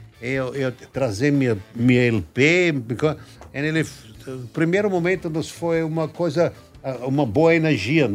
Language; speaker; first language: Portuguese; non-native, learner; German